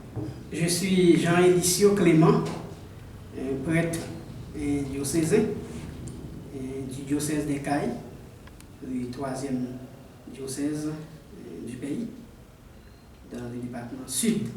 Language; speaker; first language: French; non-native, local second language; Haitian Creole